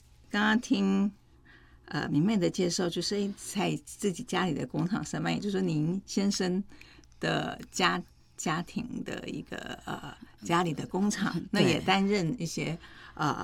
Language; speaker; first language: Chinese; native; Chinese